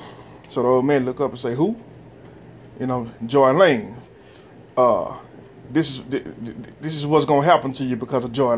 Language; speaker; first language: English; native; English